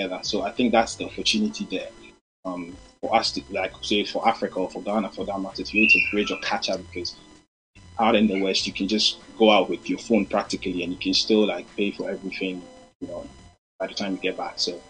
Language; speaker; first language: English; non-native, local second language; Akan